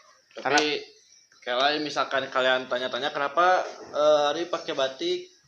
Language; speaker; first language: Indonesian; non-native, local second language; Sundanese